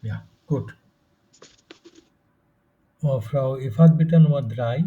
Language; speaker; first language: German; non-native, fluent; Bangla